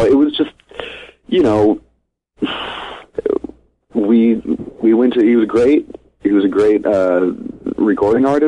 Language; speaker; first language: English; native; English